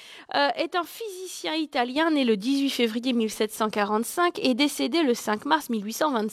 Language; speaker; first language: French; native; French